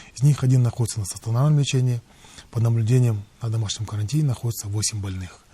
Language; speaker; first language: Russian; non-native, local second language; Kazakh